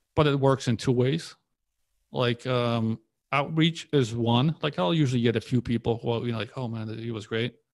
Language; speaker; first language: English; early bilingual, other home language; Polish